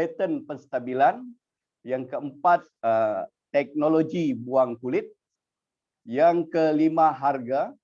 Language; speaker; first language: Malay; native; Malay